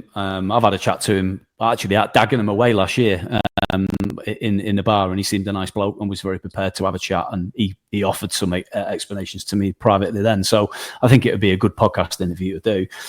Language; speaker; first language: English; native; English